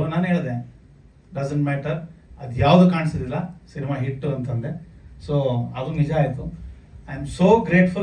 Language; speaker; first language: Kannada; native; Kannada